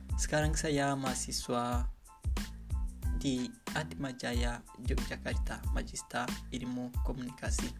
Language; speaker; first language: Indonesian; non-native, learner; Kinyarwanda